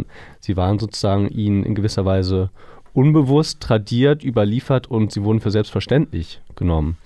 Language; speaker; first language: German; native; German